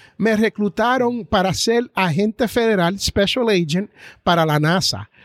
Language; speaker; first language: Spanish; native; Spanish